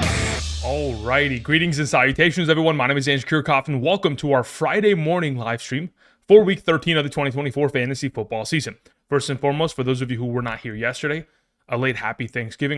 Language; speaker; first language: English; native; English